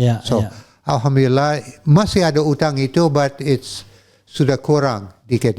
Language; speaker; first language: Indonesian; non-native, fluent; English